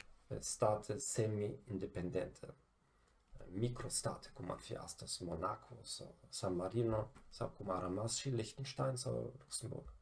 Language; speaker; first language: Romanian; non-native, fluent; German